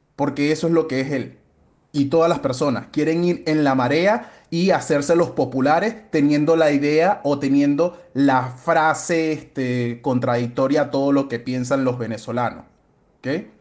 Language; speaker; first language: Spanish; native; Spanish